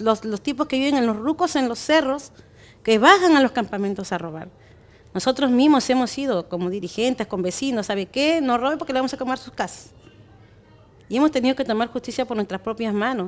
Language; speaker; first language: Spanish; native; Spanish